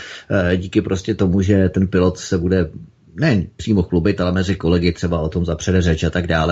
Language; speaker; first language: Czech; native; Czech